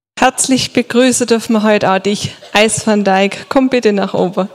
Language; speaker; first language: German; native; German